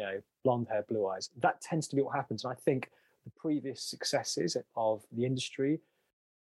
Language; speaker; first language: English; native; English